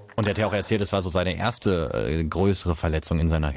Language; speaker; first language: German; native; German